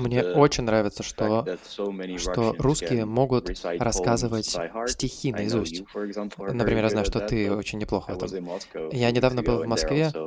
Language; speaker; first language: Russian; non-native, fluent; English